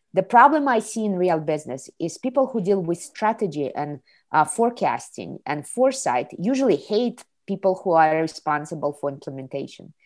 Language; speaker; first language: English; non-native, fluent; Kazakh